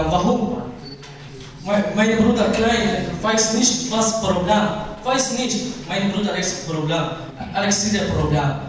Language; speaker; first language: German; non-native, learner; Kurdish